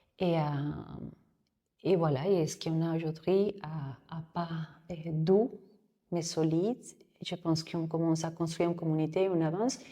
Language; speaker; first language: French; non-native, fluent; Spanish